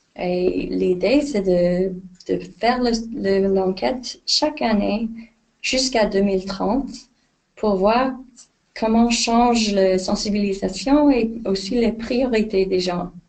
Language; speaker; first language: French; non-native, fluent; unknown